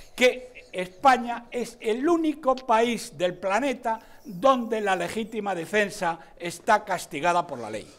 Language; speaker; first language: Spanish; native; Spanish